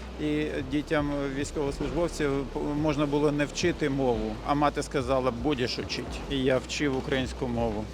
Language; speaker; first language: Ukrainian; non-native, local second language; Russian